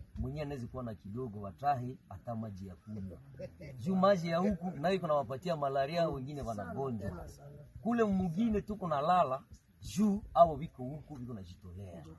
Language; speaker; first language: Swahili; non-native, local second language; Nande